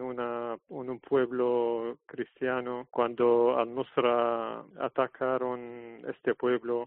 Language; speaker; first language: Spanish; non-native, learner; Arabic